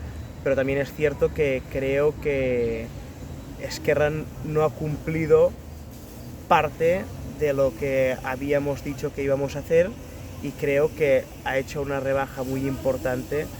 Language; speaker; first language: Spanish; non-native, local second language; Catalan